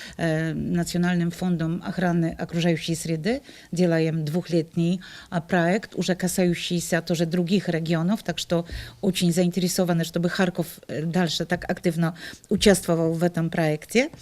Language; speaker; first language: Russian; non-native, fluent; Polish